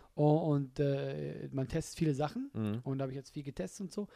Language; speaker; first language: German; native; German